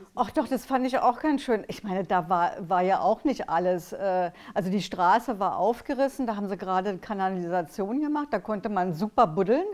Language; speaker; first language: German; native; German